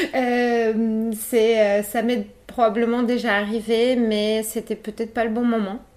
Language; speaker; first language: French; early bilingual, other home language; Polish